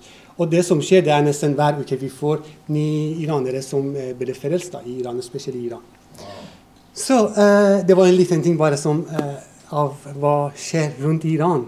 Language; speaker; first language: Norwegian; non-native, fluent; Persian